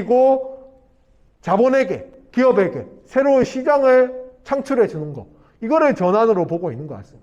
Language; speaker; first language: Korean; native; Korean